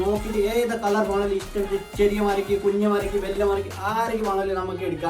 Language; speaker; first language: Malayalam; non-native, fluent; Nepali